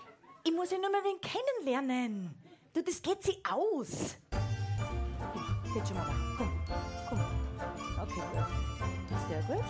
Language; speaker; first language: German; native; German